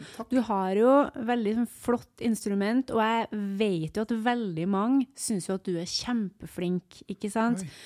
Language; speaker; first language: Norwegian; native; Norwegian